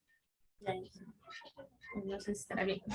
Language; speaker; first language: Spanish; native; Spanish